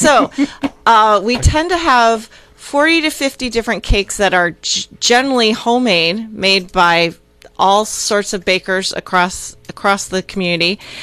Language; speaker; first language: English; native; English